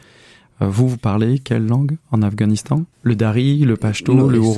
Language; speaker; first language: French; native; French